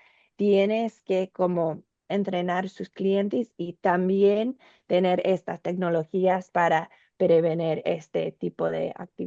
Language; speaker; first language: Spanish; non-native, learner; English